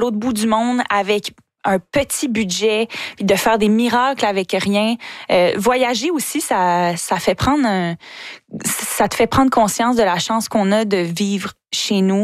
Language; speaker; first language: French; native; French